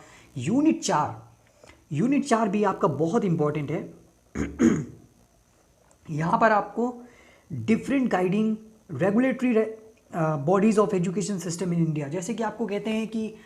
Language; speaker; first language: Hindi; native; Hindi